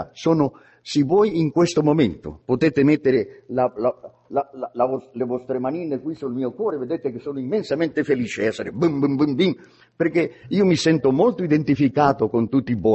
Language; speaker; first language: Italian; non-native, fluent; Spanish